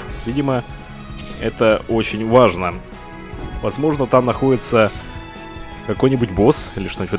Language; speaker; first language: Russian; native; Russian